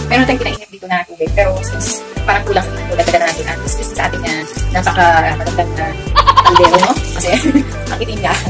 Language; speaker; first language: Filipino; non-native, local second language; Cebuano